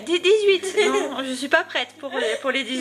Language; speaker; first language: French; native; French